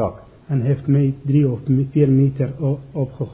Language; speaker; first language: Dutch; non-native, learner; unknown